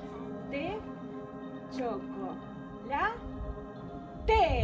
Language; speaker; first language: Spanish; native; Spanish